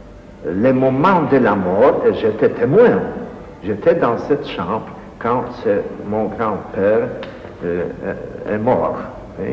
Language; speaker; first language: French; non-native, fluent; Polish